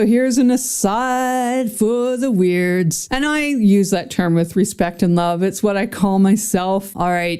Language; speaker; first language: English; native; English